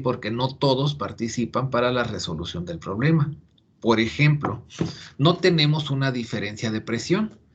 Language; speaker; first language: Spanish; native; Spanish